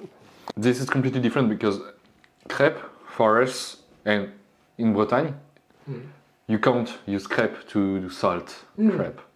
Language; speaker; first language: English; non-native, learner; French